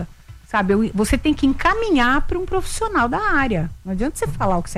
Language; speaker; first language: Portuguese; native; Portuguese